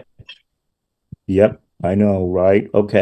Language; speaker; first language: English; native; English